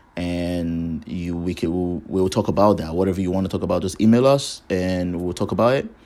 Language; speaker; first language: English; non-native, local second language; Igbo